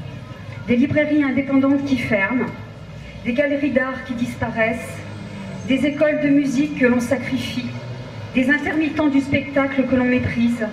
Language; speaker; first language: French; native; French